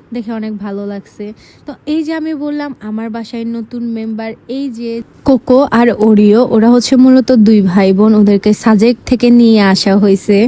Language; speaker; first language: Bangla; native; Bangla